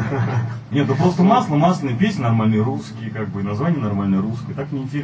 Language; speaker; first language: Russian; native; Russian